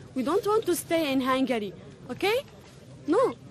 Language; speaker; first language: English; non-native, fluent; Arabic